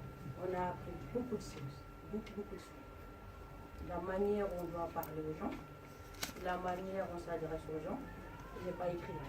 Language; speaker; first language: French; non-native, learner; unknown